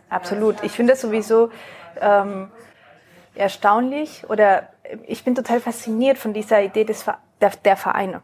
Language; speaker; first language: German; early bilingual, other home language; Spanish